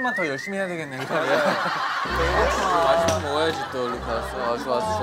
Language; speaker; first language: Korean; native; Korean